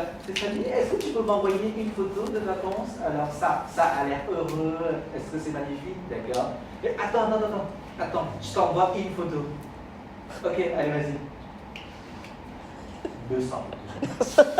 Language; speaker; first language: French; non-native, fluent; Khmer